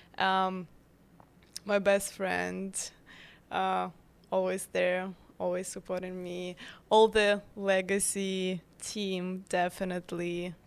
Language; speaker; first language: English; non-native, fluent; Russian